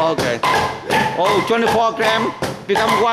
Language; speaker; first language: English; non-native, learner; Vietnamese